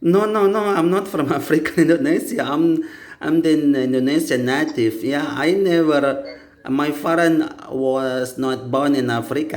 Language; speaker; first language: English; non-native, learner; Indonesian